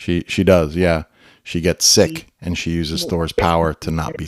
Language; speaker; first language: English; native; English